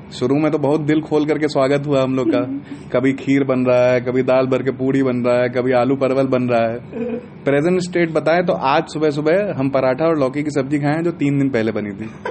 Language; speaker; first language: Hindi; native; Hindi